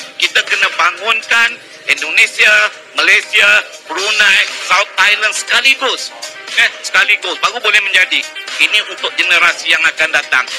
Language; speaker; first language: Malay; native; Malay